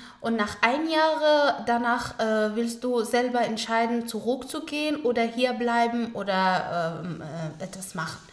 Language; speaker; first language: German; non-native, learner; Pashto